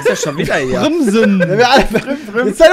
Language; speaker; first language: German; native; German